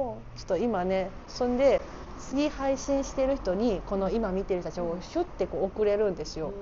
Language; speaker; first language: Japanese; native; Japanese